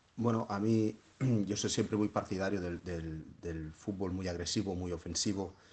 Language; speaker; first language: Spanish; non-native, local second language; Catalan